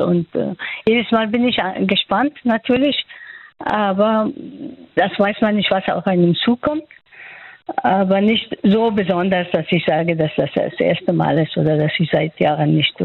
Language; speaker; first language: German; non-native, fluent; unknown